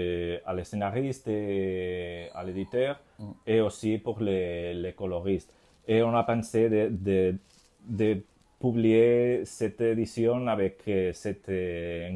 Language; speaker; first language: French; non-native, learner; Spanish